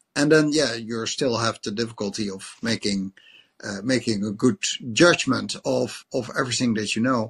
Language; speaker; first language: English; non-native, fluent; Dutch